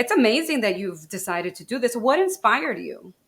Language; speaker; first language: English; native; English